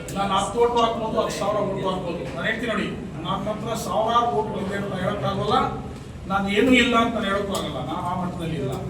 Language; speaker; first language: Kannada; native; Kannada